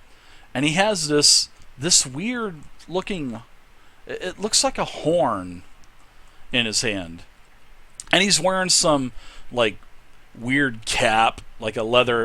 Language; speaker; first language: English; native; English